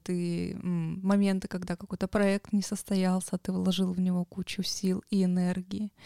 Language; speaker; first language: Russian; native; Russian